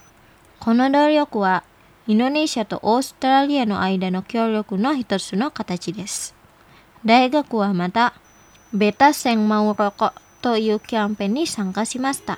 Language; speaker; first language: Japanese; non-native, fluent; Indonesian